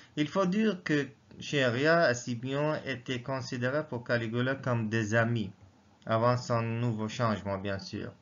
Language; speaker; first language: French; non-native, local second language; Arabic